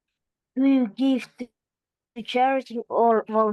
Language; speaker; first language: English; non-native, learner; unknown